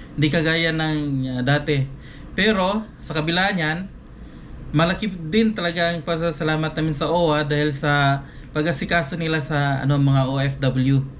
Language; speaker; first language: Filipino; non-native, local second language; Cebuano